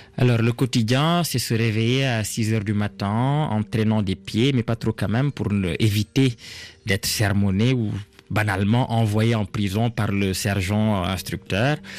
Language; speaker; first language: French; non-native, local second language; Serer